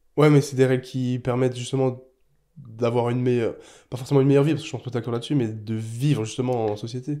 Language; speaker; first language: French; native; French